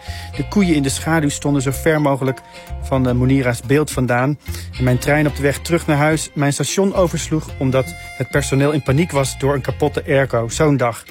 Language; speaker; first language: Dutch; native; Dutch